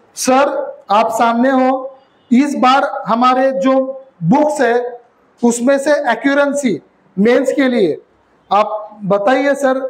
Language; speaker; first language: Hindi; non-native, local second language; Marathi